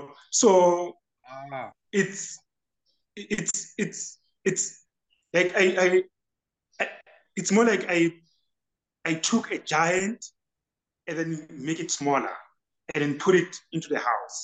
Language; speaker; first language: English; non-native, local second language; Southern Sotho